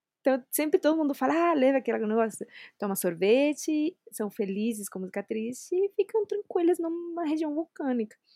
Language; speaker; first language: Portuguese; non-native, fluent; Spanish